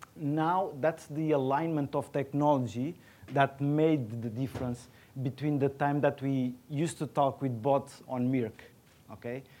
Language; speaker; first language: English; non-native, fluent; Portuguese